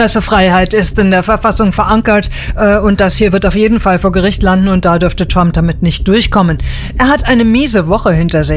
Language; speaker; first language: German; native; German